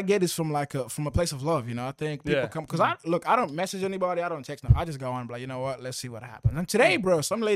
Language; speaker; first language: English; early bilingual, other home language; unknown